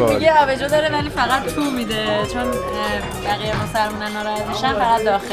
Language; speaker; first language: Persian; native; Persian